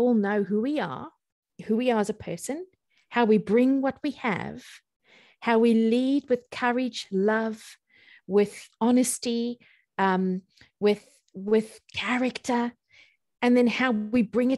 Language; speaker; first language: English; native; English